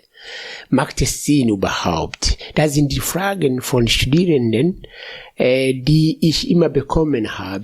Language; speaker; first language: German; non-native, fluent; Swahili